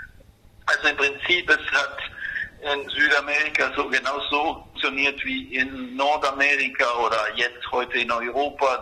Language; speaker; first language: German; non-native, fluent; Spanish